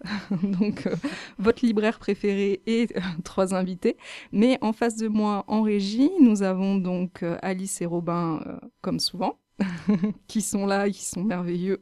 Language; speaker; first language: French; native; French